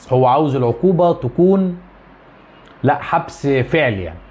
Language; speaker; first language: Arabic; native; Arabic